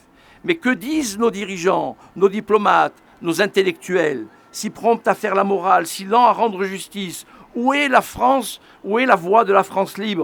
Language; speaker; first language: French; native; French